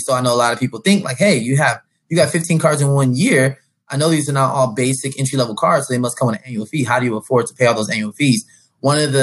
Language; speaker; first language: English; native; English